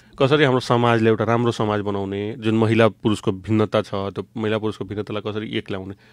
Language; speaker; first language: Nepali; non-native, local second language; Bhojpuri